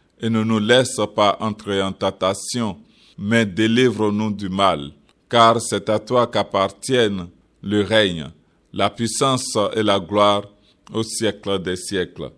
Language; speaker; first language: French; non-native, local second language; Yoruba